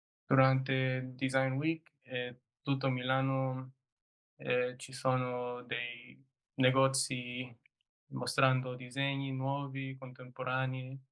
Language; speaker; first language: Italian; non-native, learner; English